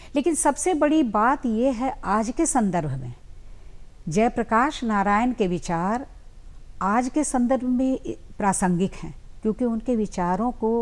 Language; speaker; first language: Hindi; native; Hindi